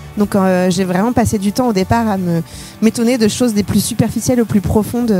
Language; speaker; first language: French; native; French